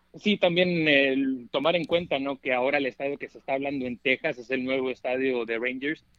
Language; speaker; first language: Spanish; early bilingual, heritage; Spanish